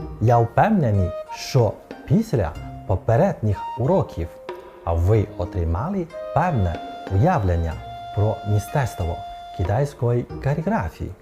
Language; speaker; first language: Ukrainian; non-native, fluent; Chinese